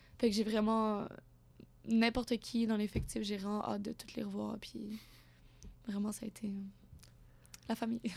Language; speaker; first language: French; native; French